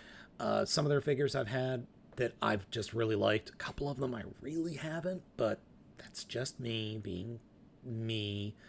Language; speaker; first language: English; native; English